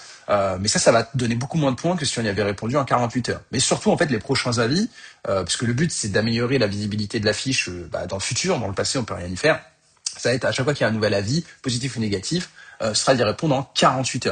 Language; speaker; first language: French; native; French